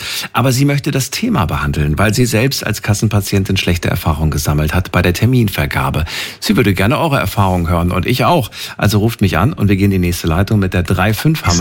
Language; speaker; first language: German; native; German